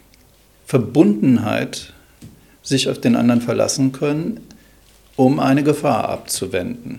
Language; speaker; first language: German; native; German